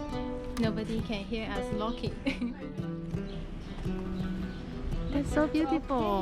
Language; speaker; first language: English; non-native, fluent; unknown